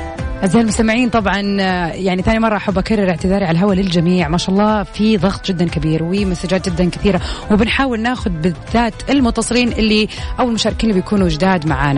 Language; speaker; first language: Arabic; native; Arabic